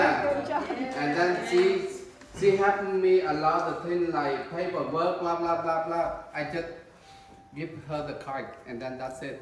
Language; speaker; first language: English; non-native, fluent; Vietnamese